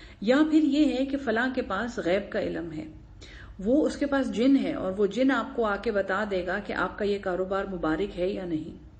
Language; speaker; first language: Urdu; non-native, local second language; Pashto